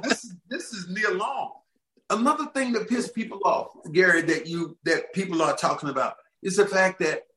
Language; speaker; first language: English; native; English